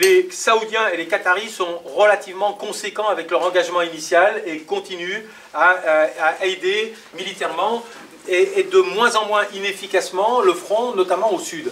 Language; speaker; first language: French; native; French